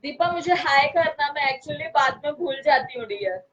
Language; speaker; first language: Hindi; non-native, local second language; Marathi